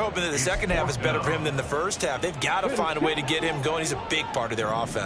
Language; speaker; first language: English; native; English